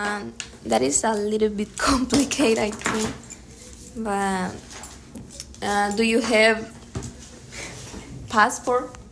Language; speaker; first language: English; non-native, learner; Spanish